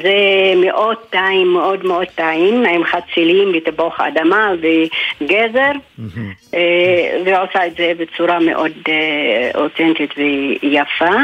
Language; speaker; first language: Hebrew; non-native, local second language; Arabic